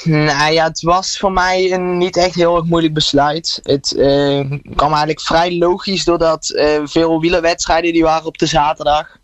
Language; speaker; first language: Dutch; native; Dutch